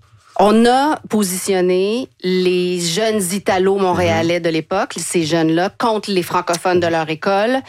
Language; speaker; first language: French; native; French